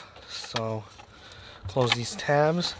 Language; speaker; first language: English; native; English